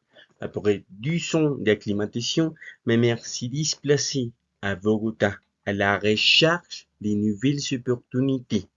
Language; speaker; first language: French; non-native, learner; Spanish